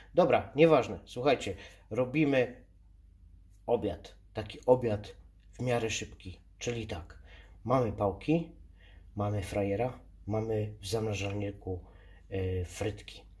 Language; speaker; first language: Polish; native; Polish